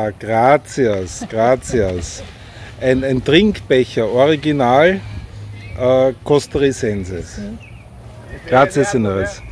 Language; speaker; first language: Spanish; non-native, learner; German